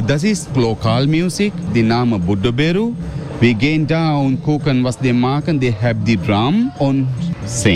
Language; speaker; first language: German; non-native, learner; Sinhala